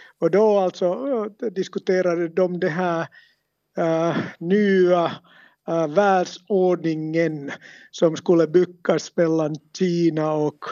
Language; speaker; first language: Swedish; non-native, local second language; Finnish